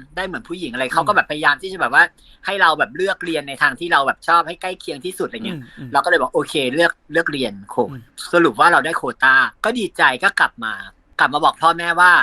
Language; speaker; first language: Thai; native; Thai